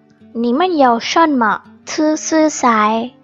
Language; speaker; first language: Chinese; non-native, fluent; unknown